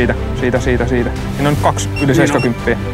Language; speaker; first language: Finnish; native; Finnish